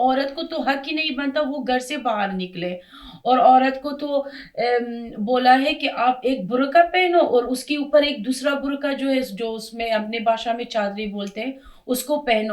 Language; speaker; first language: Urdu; non-native, fluent; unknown